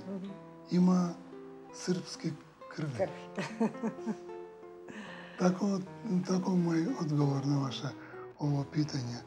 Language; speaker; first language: Ukrainian; early bilingual, heritage; Serbian